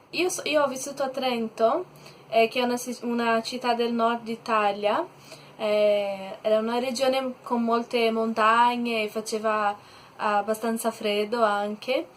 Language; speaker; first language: Italian; non-native, learner; Portuguese